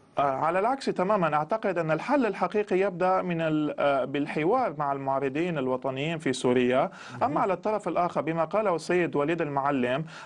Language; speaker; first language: Arabic; non-native, local second language; Armenian